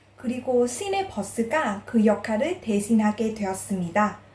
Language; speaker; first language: Korean; non-native, fluent; Vietnamese